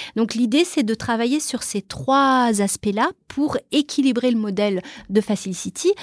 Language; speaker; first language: French; early bilingual, other home language; Portuguese